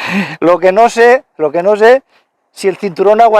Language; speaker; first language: Spanish; native; Spanish